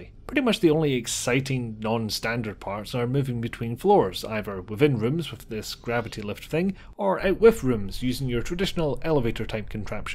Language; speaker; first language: English; native; English